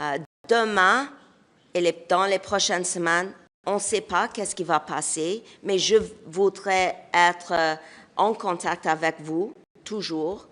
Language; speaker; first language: French; non-native, fluent; English